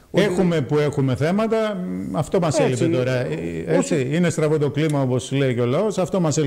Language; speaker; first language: Greek; native; Greek